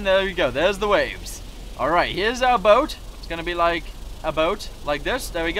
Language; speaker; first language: English; native; English